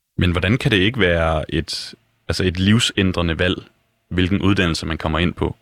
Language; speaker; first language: Danish; native; Danish